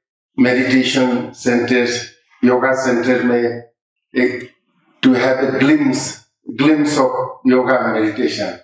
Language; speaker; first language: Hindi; non-native, local second language; Ladakhi